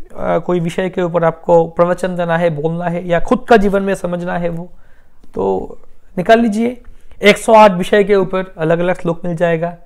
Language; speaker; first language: Hindi; non-native, local second language; Bangla